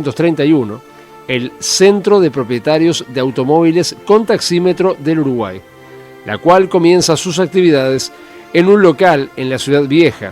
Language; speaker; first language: Spanish; native; Spanish